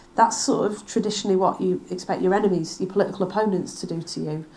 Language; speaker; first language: English; native; English